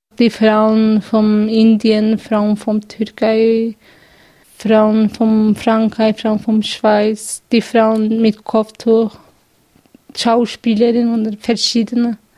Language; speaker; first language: German; non-native, learner; Kurdish